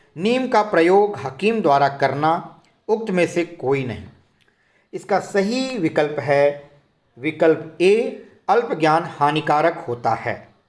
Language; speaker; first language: Hindi; native; Hindi